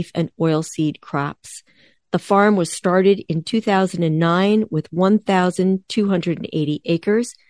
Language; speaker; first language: English; native; English